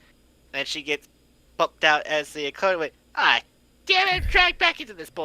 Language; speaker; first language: English; native; English